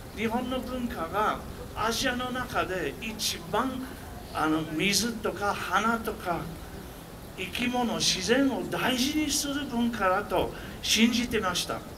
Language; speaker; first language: Japanese; non-native, fluent; English